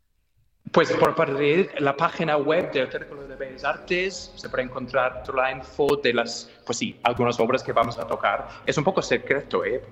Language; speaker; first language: Spanish; non-native, fluent; English